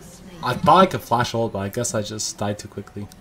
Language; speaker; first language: English; native; English